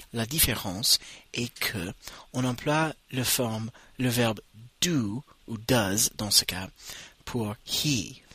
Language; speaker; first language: French; non-native, fluent; English